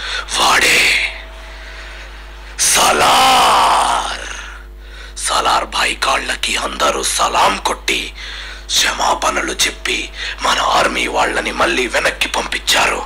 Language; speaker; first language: Telugu; native; Telugu